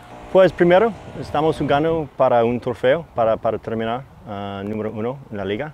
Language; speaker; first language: Spanish; non-native, fluent; English